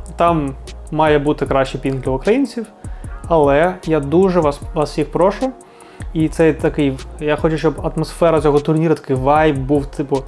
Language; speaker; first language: Ukrainian; non-native, local second language; Russian